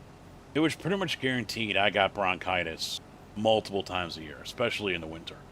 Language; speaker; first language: English; native; English